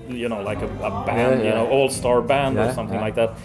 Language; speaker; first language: English; early bilingual, other home language; Swedish